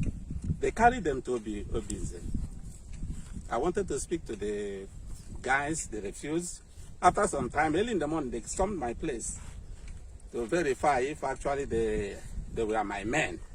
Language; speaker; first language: English; non-native, local second language; Igbo